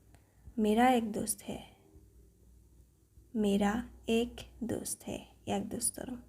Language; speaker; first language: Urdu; non-native, fluent; Persian